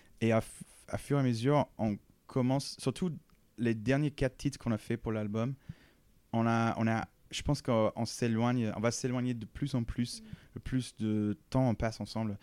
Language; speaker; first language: French; non-native, fluent; English